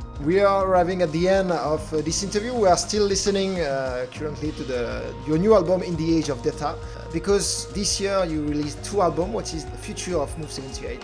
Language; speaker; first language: English; non-native, fluent; French